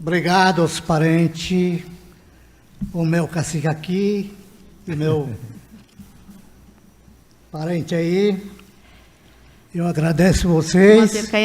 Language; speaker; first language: Portuguese; non-native, local second language; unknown